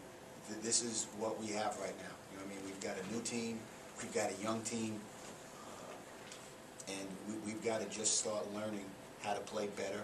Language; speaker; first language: English; native; English